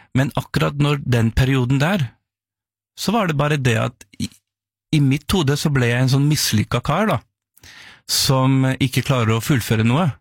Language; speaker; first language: Norwegian; early bilingual, other home language; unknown